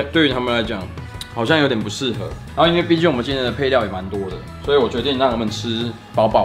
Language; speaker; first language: Chinese; native; Chinese